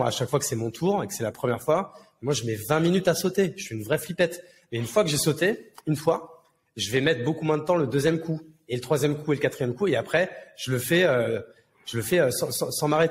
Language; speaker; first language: French; native; French